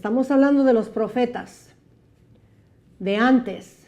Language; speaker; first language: Spanish; native; Spanish